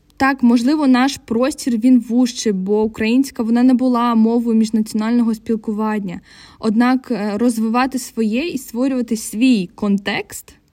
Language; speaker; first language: Ukrainian; non-native, local second language; Russian